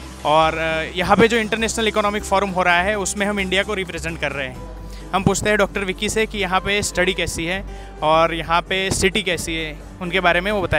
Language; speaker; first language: Hindi; non-native, local second language; Gujarati